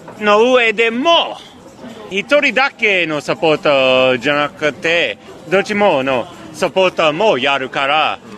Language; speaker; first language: Japanese; non-native, fluent; Persian